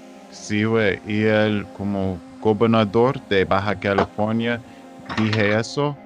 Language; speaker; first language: Spanish; non-native, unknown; English